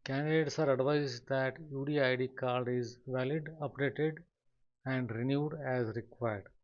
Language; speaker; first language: English; non-native, local second language; Kannada